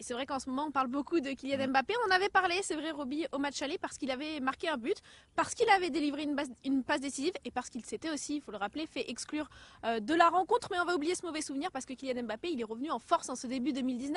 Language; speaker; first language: French; native; French